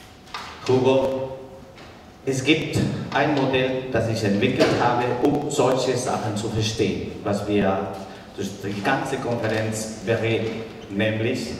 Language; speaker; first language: German; non-native, fluent; Spanish